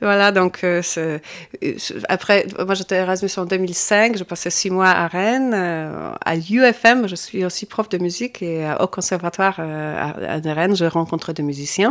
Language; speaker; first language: French; non-native, fluent; Polish